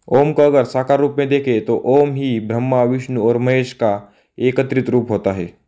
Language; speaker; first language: Hindi; non-native, local second language; Marathi